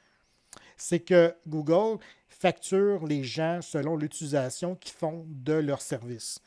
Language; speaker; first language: French; native; French